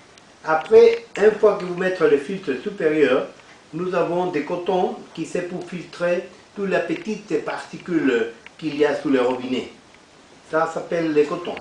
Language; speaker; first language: French; non-native, fluent; Spanish